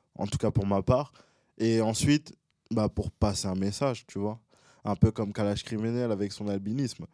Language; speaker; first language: French; early bilingual, other home language; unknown